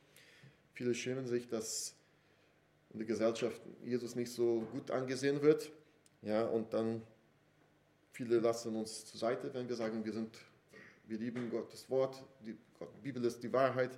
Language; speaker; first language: German; non-native, fluent; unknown